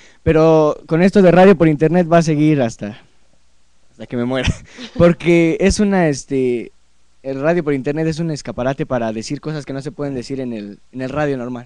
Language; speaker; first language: Spanish; native; Spanish